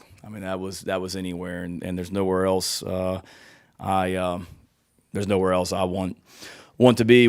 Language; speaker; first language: English; native; English